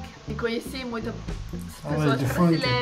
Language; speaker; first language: Portuguese; non-native, fluent; Danish